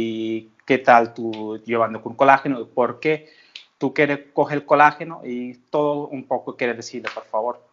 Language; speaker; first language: Spanish; non-native, learner; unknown